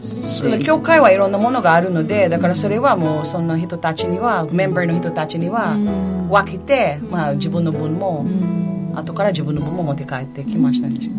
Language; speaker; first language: Japanese; non-native, fluent; Filipino